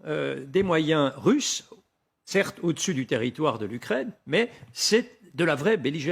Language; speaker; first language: French; native; French